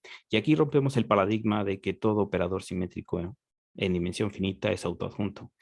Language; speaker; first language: Spanish; native; Spanish